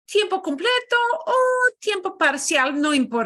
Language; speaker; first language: Spanish; non-native, fluent; English